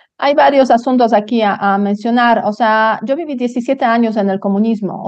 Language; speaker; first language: Spanish; non-native, fluent; Polish